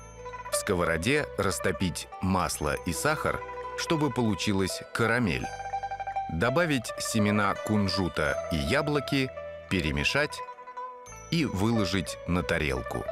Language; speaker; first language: Russian; native; Russian